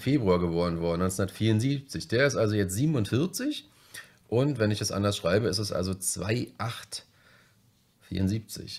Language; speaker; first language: German; native; German